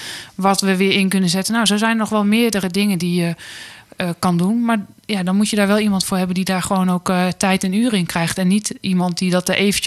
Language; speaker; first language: Dutch; native; Dutch